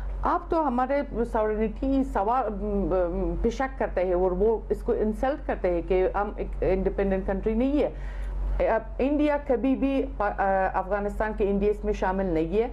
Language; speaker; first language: Hindi; non-native, fluent; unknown